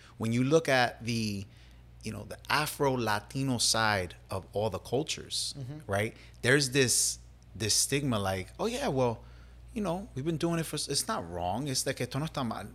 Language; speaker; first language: English; early bilingual, other home language; Spanish